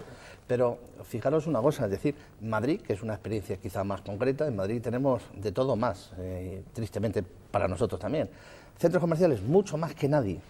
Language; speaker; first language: Spanish; native; Spanish